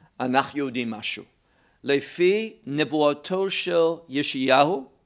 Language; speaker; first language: Hebrew; non-native, fluent; English